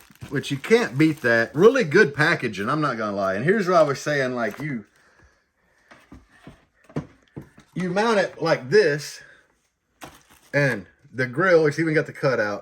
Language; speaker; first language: English; native; English